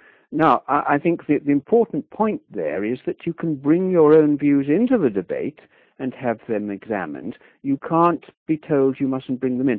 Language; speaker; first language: English; native; English